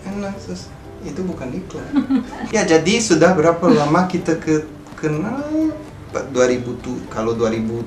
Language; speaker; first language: Indonesian; non-native, fluent; Portuguese